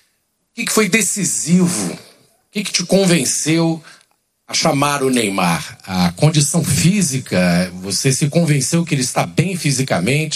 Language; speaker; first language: Portuguese; native; Portuguese